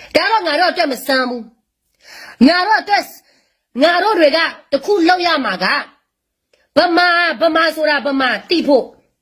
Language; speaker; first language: Burmese; non-native, local second language; S'gaw Karen